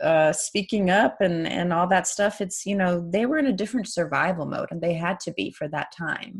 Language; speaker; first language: English; non-native, fluent; Persian